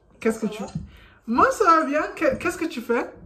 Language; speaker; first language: French; non-native, learner; English